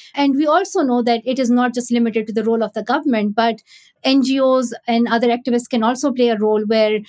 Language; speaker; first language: English; non-native, local second language; Pashto